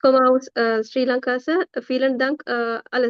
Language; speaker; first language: German; non-native, learner; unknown